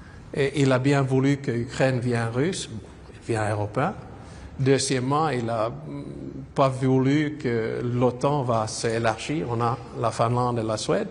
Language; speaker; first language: French; non-native, fluent; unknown